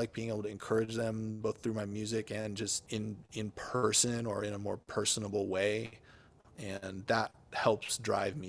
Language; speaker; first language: English; native; English